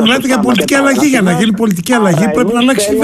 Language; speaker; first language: Greek; native; Greek